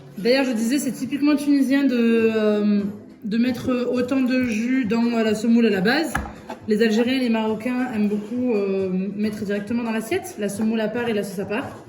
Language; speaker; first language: French; early bilingual, other home language; Arabic